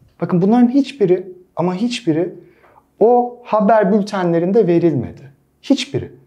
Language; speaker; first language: Turkish; native; Turkish